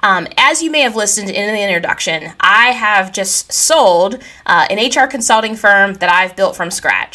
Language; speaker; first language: English; native; English